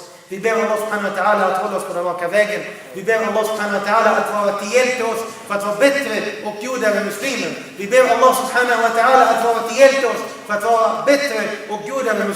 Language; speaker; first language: Swedish; non-native, fluent; Arabic